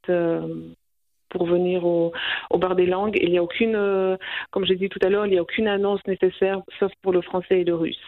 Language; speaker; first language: French; native; French